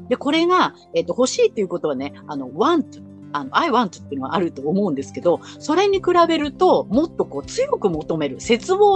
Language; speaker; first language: Japanese; native; Japanese